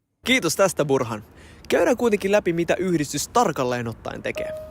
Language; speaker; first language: Finnish; native; Finnish